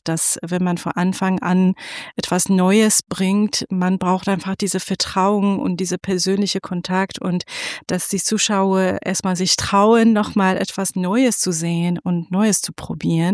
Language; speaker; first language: German; non-native, fluent; Persian